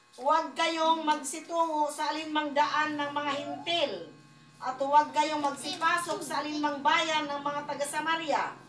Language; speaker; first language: Filipino; non-native, local second language; Waray